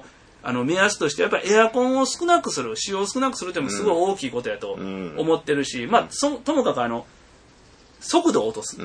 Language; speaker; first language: Japanese; native; Japanese